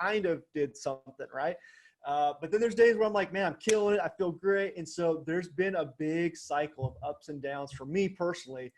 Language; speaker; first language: English; native; English